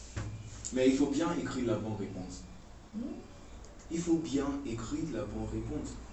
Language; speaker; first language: French; non-native, fluent; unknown